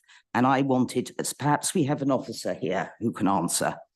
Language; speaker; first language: English; native; English